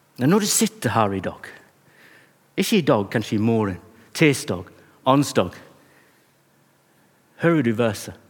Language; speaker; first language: Norwegian; non-native, fluent; English